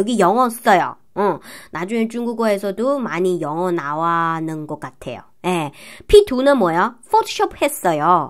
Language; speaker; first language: Korean; non-native, fluent; Chinese